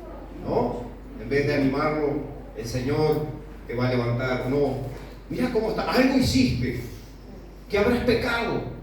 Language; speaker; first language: Spanish; native; Spanish